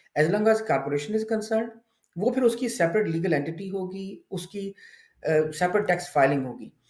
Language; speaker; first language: Urdu; native; Urdu